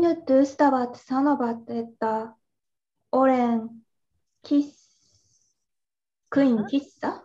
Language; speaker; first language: Finnish; non-native, learner; Japanese